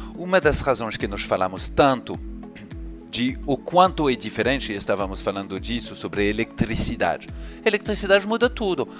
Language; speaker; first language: Portuguese; non-native, fluent; French